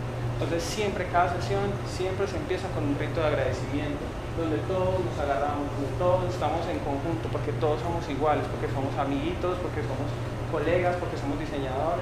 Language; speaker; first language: Spanish; native; Spanish